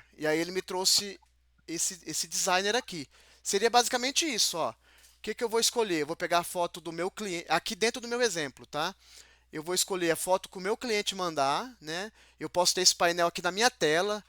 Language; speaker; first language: Portuguese; native; Portuguese